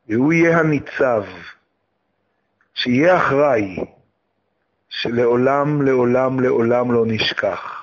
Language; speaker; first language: Hebrew; native; Hebrew